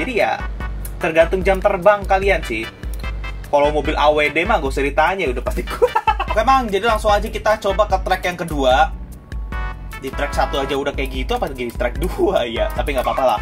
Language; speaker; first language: Indonesian; native; Indonesian